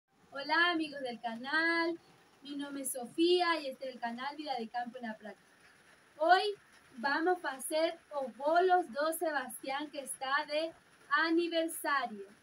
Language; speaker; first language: Spanish; non-native, fluent; Portuguese